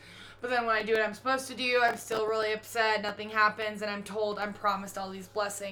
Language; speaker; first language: English; native; English